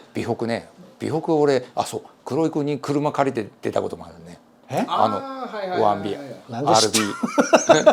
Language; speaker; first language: Japanese; native; Japanese